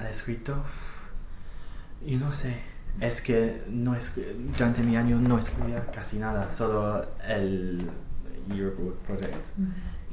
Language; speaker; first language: Spanish; non-native, fluent; English